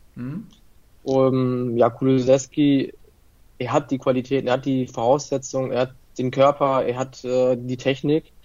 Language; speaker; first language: German; early bilingual, other home language; Italian